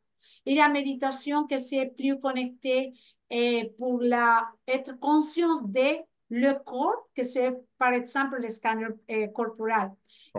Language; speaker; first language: French; non-native, fluent; Spanish